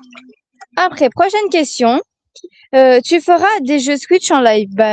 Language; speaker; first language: French; native; French